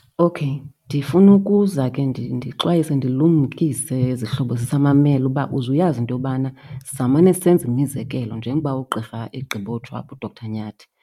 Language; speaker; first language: Xhosa; native; Xhosa